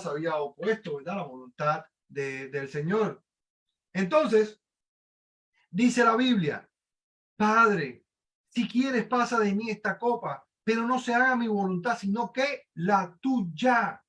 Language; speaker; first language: Spanish; native; Spanish